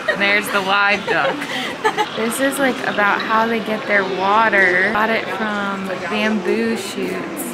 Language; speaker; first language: English; native; English